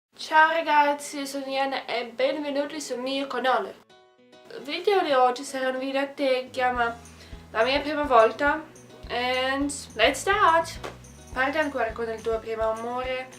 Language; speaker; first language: Italian; non-native, learner; Russian